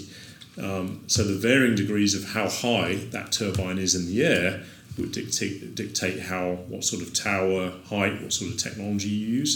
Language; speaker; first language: English; native; English